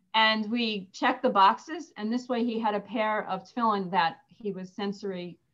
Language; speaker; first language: English; native; English